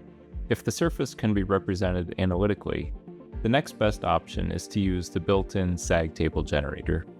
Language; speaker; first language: English; native; English